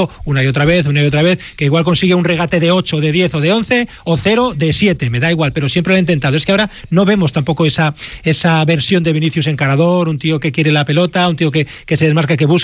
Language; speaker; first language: Spanish; native; Spanish